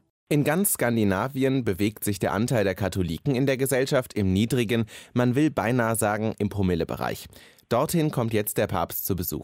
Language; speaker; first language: German; native; German